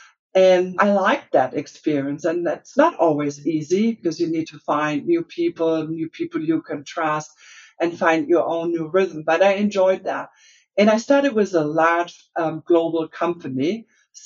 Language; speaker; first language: English; non-native, fluent; German